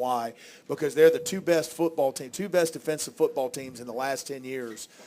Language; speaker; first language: English; native; English